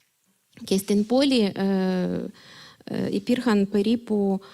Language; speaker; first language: Greek; non-native, fluent; Ukrainian